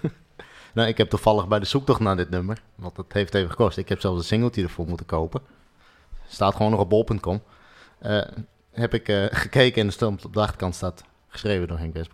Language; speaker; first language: Dutch; native; Dutch